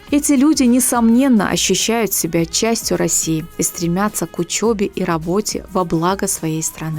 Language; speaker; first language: Russian; native; Russian